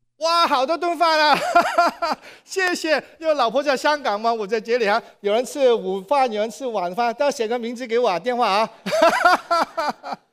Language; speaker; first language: Chinese; non-native, local second language; Cantonese